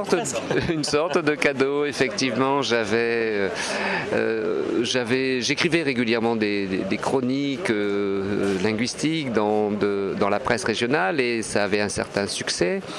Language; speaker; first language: French; native; French